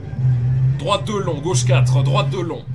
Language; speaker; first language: French; native; French